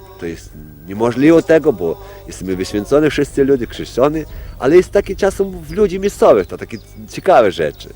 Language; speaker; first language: Polish; non-native, local second language; Ukrainian